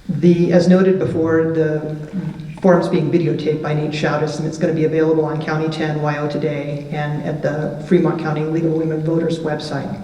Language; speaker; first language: English; native; English